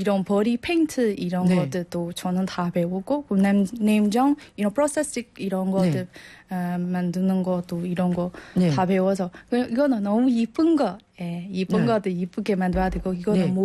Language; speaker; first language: Korean; non-native, learner; Burmese